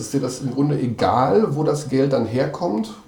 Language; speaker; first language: German; native; German